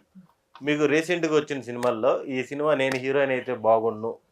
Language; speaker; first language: Telugu; native; Telugu